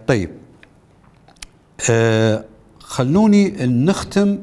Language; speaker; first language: Arabic; native; Arabic